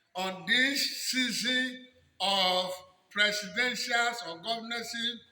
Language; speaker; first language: English; non-native, local second language; Yoruba